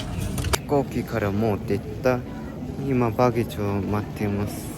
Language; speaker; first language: Japanese; non-native, learner; Mongolian